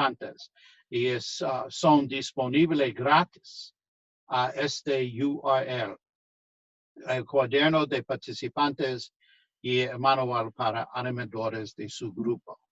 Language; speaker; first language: Spanish; non-native, fluent; English